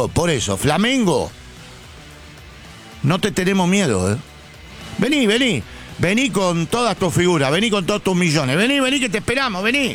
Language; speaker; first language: Spanish; native; Spanish